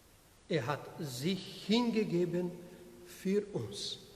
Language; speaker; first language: German; non-native, learner; Portuguese